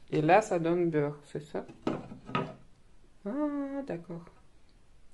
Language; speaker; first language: French; non-native, learner; Russian